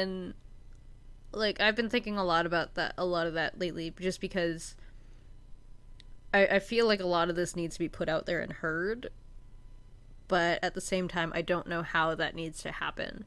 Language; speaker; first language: English; native; English